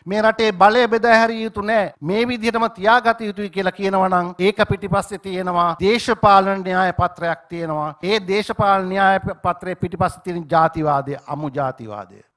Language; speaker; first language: Sinhala; native; Sinhala